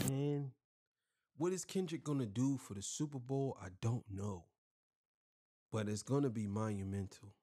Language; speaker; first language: English; native; English